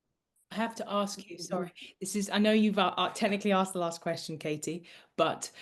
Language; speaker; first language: English; native; English